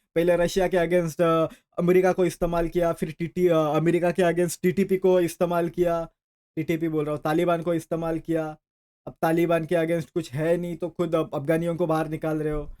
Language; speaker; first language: Hindi; native; Hindi